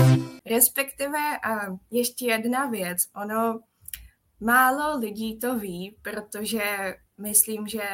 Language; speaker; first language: Czech; non-native, fluent; Japanese